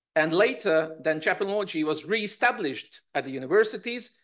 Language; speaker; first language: English; non-native, fluent; Hungarian